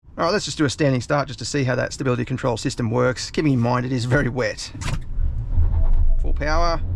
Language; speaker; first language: English; native; English